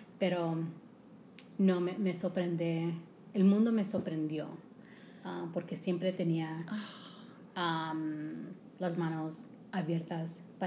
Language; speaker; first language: Spanish; early bilingual, heritage; English